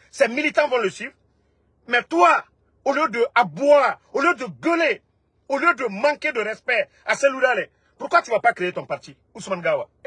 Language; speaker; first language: French; non-native, local second language; Mandingo